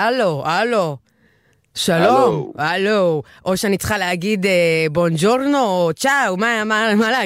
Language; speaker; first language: Hebrew; native; Hebrew